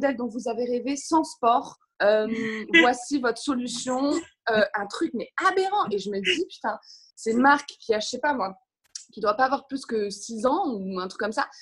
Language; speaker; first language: French; native; French